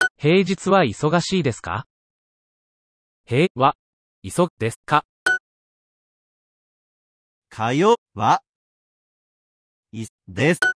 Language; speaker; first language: Japanese; non-native, learner; English